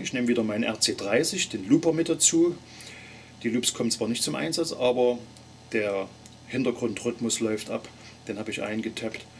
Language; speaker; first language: German; native; German